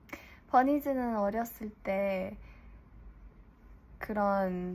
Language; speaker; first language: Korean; early bilingual, heritage; English